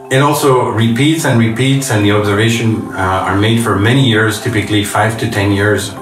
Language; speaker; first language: English; non-native, fluent; French